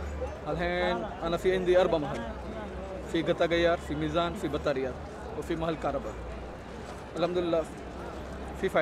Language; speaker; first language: Arabic; non-native, learner; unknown